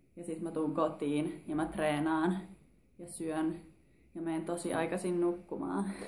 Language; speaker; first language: Finnish; native; Finnish